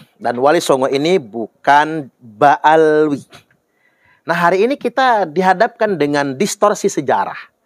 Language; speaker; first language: Indonesian; native; Indonesian